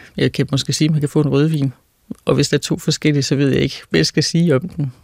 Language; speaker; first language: Danish; native; Danish